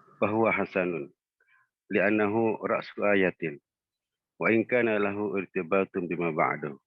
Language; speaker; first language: Arabic; non-native, fluent; Indonesian